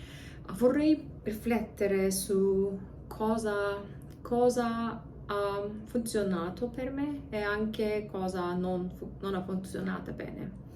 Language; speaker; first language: Italian; non-native, learner; English